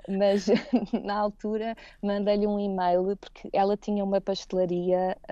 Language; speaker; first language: Portuguese; native; Portuguese